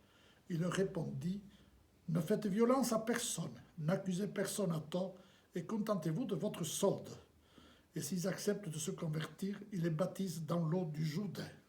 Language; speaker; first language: French; native; French